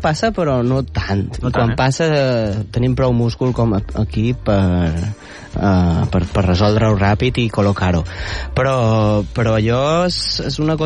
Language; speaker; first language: Catalan; native; Catalan